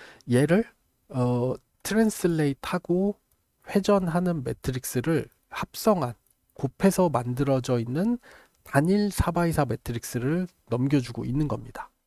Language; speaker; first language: Korean; native; Korean